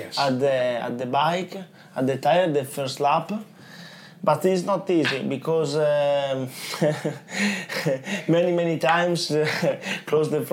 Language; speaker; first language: English; non-native, learner; Italian